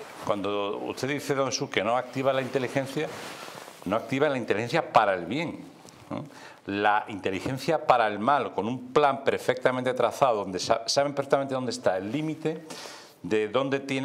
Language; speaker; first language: Spanish; native; Spanish